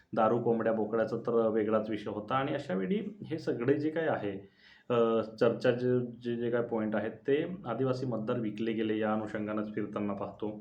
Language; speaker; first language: Marathi; non-native, local second language; Bhili